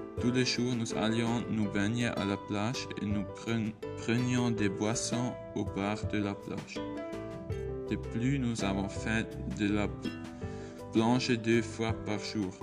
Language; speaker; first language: French; non-native, learner; German